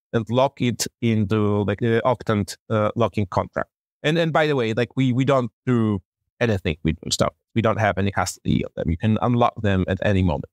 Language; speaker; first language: English; non-native, fluent; Polish